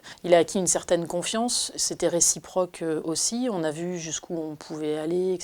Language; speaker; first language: French; native; French